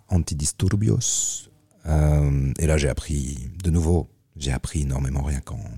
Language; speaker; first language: French; native; French